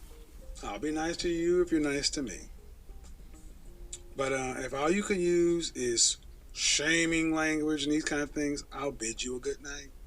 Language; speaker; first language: English; native; English